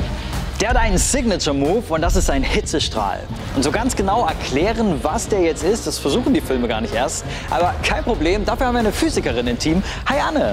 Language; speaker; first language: German; native; German